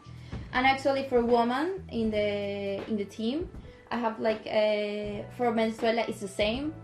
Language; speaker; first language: English; non-native, local second language; Spanish